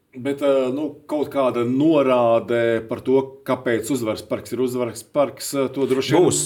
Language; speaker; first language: Latvian; native; Latvian